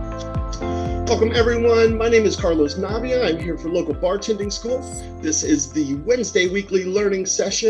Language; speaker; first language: English; native; English